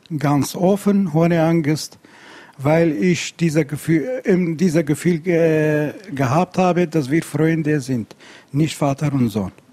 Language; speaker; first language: German; non-native, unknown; Central Kurdish